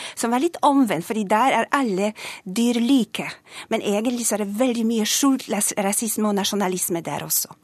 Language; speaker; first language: Norwegian; non-native, fluent; Polish